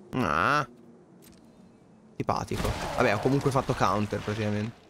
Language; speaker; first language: Italian; native; Italian